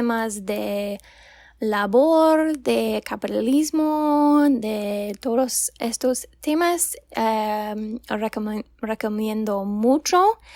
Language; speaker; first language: Spanish; non-native, learner; English